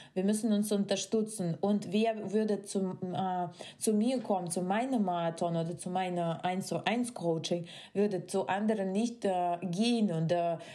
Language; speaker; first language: German; non-native, fluent; Russian